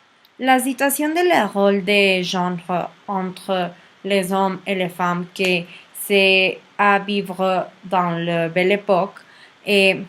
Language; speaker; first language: French; non-native, learner; Spanish